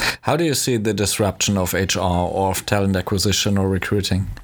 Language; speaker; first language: English; non-native, fluent; German